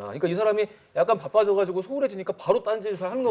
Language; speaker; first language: Korean; native; Korean